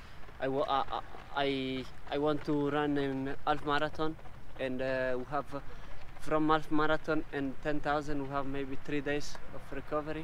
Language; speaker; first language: English; non-native, learner; Italian